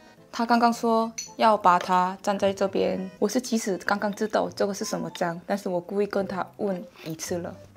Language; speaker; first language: Chinese; non-native, fluent; Korean